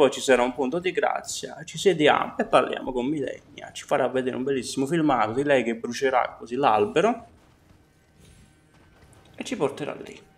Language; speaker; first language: Italian; native; Italian